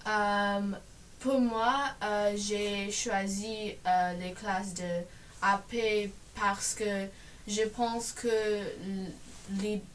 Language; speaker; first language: French; non-native, learner; English